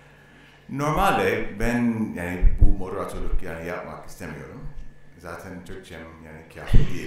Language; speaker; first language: Turkish; non-native, learner; English